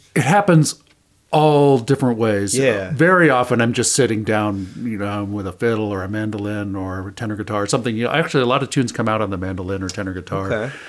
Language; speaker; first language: English; native; English